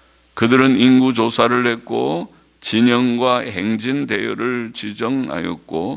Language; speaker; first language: Korean; native; Korean